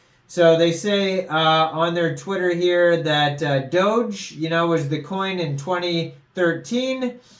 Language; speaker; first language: English; native; English